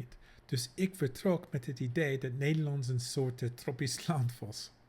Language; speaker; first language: Dutch; non-native, fluent; English